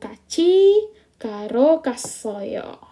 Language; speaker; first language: Korean; non-native, fluent; Indonesian